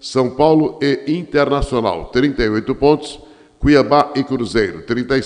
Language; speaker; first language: Portuguese; native; Portuguese